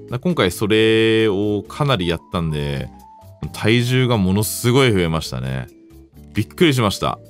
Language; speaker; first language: Japanese; native; Japanese